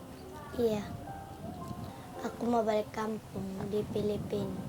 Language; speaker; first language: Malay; non-native, local second language; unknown